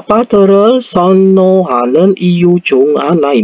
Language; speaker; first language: Korean; non-native, fluent; Indonesian